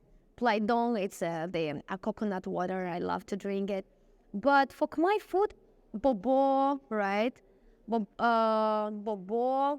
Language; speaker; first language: English; non-native, fluent; Russian